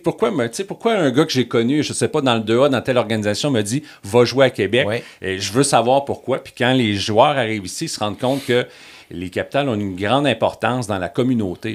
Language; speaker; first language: French; native; French